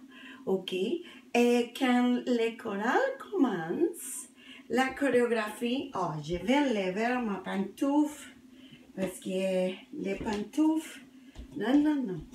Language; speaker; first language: French; non-native, learner; Spanish